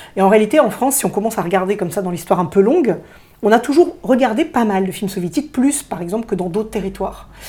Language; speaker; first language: French; early bilingual, other home language; Russian